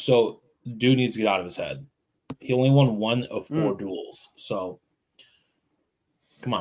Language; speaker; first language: English; native; English